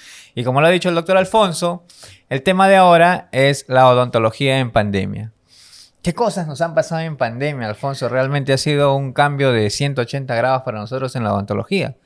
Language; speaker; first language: Spanish; native; Spanish